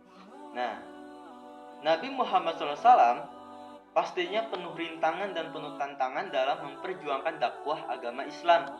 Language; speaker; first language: Indonesian; native; Indonesian